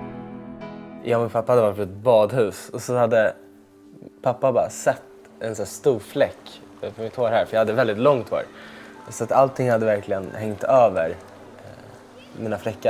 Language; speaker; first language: Swedish; native; Swedish